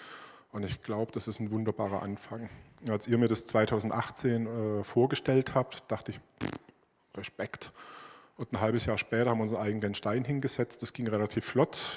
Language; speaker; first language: German; native; German